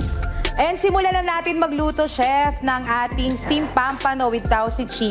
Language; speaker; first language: Filipino; native; Filipino